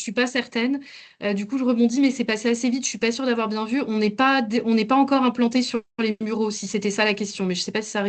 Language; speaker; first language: French; native; French